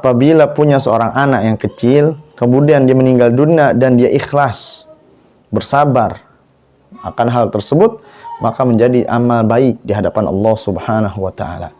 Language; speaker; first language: Indonesian; native; Indonesian